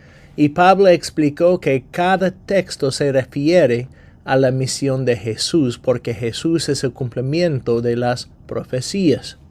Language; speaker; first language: Spanish; non-native, fluent; English